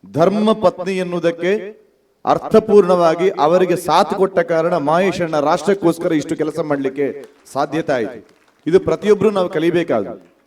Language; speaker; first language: Kannada; non-native, local second language; Tulu